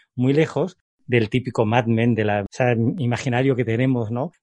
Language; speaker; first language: Spanish; native; Spanish